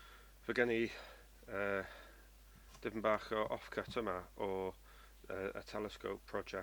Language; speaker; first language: Welsh; non-native, learner; English